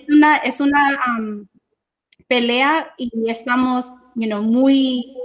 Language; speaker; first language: Spanish; early bilingual, heritage; English